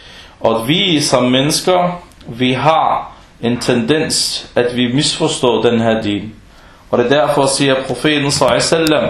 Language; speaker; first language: Danish; early bilingual, other home language; Arabic